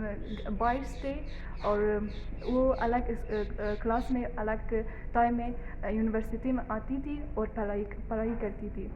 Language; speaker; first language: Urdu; non-native, learner; Persian